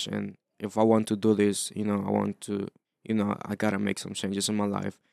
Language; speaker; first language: English; early bilingual, other home language; Spanish